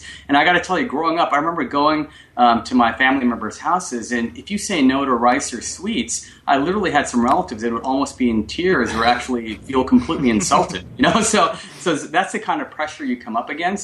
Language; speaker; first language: English; non-native, local second language; Bangla